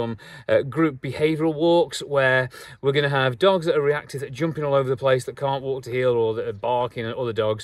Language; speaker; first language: English; native; English